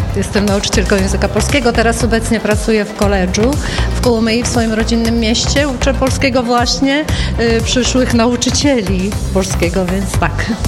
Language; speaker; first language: Polish; early bilingual, heritage; Polish